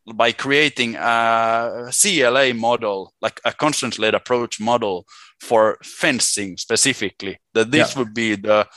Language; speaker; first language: English; non-native, fluent; Swedish